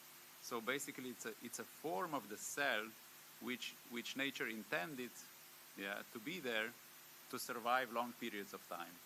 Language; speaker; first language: English; non-native, fluent; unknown